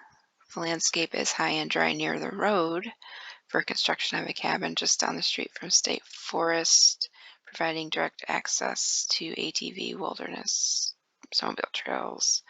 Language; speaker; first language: English; native; English